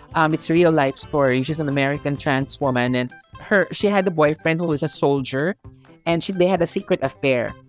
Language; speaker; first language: English; non-native, local second language; Filipino